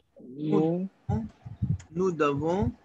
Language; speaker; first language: French; non-native, fluent; Hindi